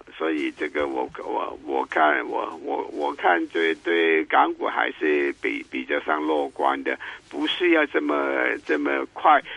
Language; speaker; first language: Chinese; non-native, local second language; Cantonese